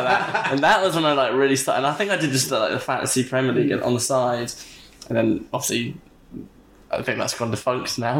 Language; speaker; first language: English; native; English